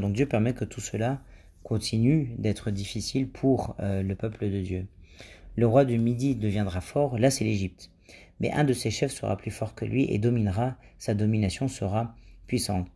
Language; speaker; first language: French; native; French